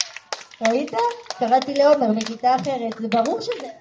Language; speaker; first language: Hebrew; native; Hebrew